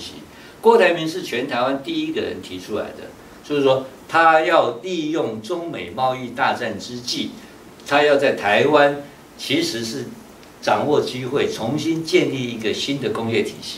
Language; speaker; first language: Chinese; native; Chinese